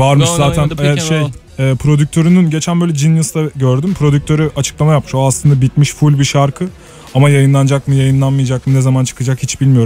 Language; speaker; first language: Turkish; native; Turkish